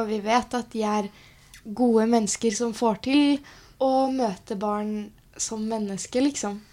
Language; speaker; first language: Norwegian; native; Norwegian